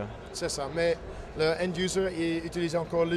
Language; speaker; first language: French; non-native, fluent; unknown